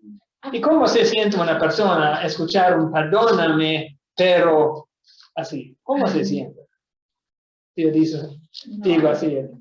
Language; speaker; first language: Spanish; non-native, fluent; Swedish